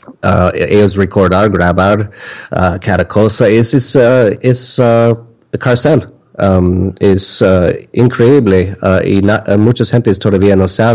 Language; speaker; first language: Spanish; non-native, learner; English